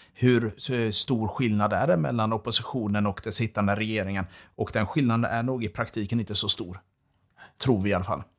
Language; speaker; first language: Swedish; native; Swedish